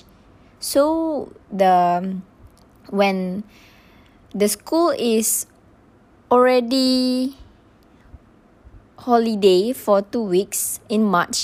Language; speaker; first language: English; non-native, local second language; Malay